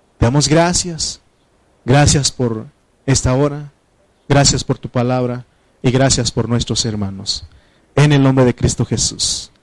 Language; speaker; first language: Spanish; non-native, local second language; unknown